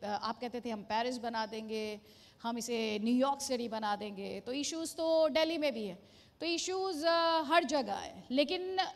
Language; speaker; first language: Hindi; native; Hindi